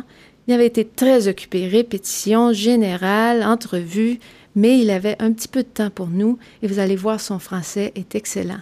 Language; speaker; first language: French; native; French